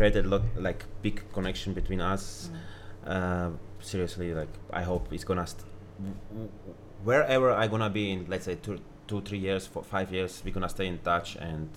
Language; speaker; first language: English; non-native, fluent; Slovak